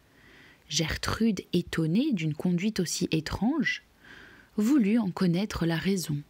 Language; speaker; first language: French; native; French